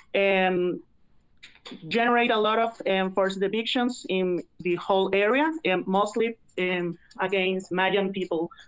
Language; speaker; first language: English; non-native, learner; Spanish